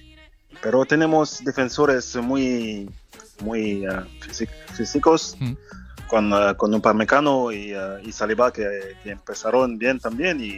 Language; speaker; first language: Spanish; non-native, fluent; French